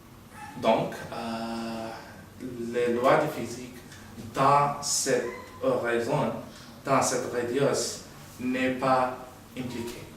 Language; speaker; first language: French; non-native, learner; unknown